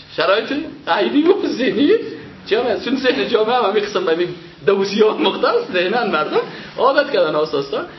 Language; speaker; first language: Persian; native; Persian